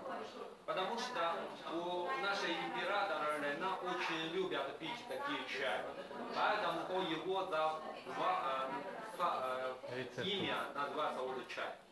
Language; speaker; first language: Russian; non-native, learner; Chinese